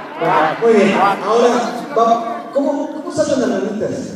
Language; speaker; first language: Spanish; native; Spanish